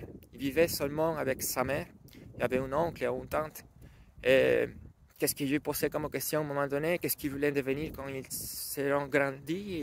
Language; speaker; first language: French; non-native, learner; Spanish